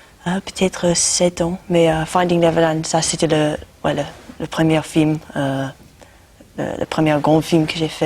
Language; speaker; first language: French; non-native, learner; English